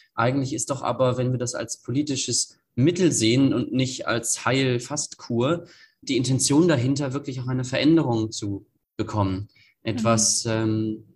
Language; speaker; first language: German; native; German